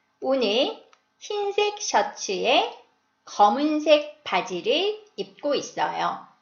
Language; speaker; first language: Korean; native; Korean